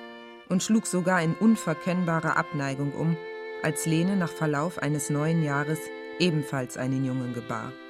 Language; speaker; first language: German; native; German